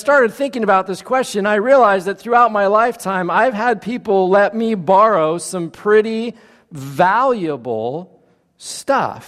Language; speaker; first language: English; native; English